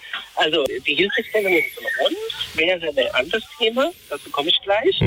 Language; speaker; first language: German; non-native, fluent; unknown